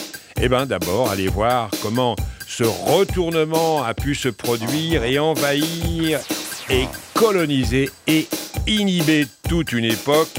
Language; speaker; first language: French; native; French